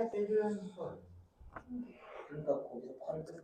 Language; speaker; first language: Korean; native; Korean